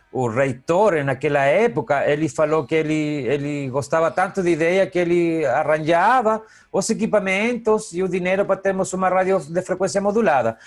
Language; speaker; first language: Portuguese; non-native, fluent; Spanish